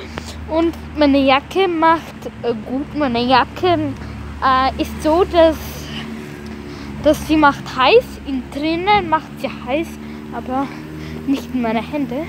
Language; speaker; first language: German; non-native, learner; Bulgarian